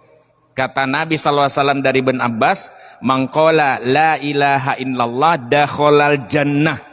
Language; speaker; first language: Indonesian; native; Indonesian